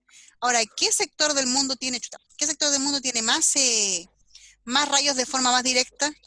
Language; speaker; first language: Spanish; native; Spanish